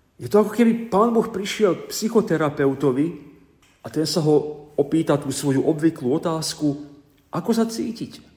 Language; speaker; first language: Slovak; native; Slovak